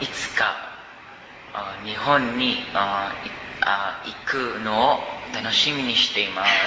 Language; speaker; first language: Japanese; non-native, learner; Cebuano